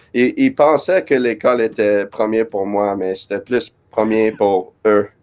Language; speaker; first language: French; non-native, local second language; English